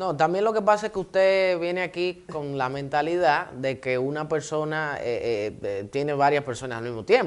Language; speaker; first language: Spanish; native; Spanish